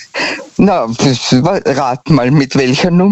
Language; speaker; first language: German; native; German